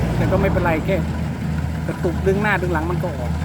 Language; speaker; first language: Thai; non-native, local second language; Northeastern Thai